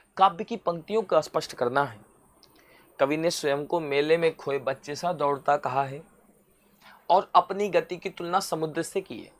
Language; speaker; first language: Hindi; native; Hindi